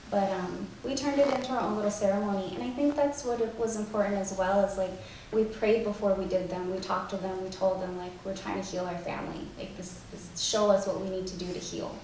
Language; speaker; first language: English; native; English